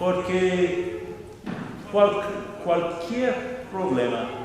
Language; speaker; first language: Spanish; non-native, fluent; English